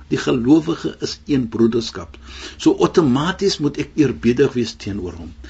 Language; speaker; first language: Afrikaans; non-native, fluent; Arabic